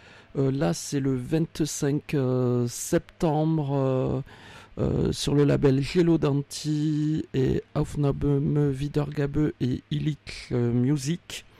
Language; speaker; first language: French; native; French